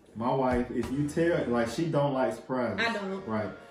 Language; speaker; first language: English; native; English